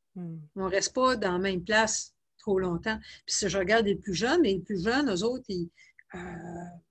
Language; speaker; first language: French; native; French